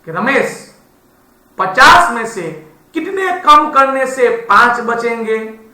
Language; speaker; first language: Hindi; non-native, local second language; Gujarati